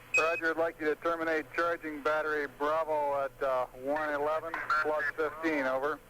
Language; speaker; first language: English; native; English